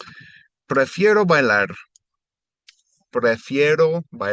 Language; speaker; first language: Spanish; non-native, fluent; English